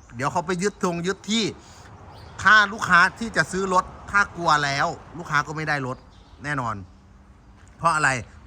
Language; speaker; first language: Thai; native; Thai